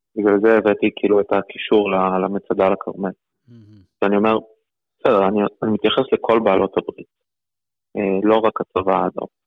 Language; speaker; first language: Hebrew; early bilingual, other home language; Russian